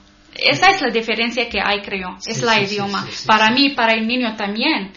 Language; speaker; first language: Spanish; non-native, learner; Arabic